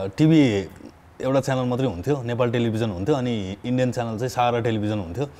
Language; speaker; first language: Nepali; native; Nepali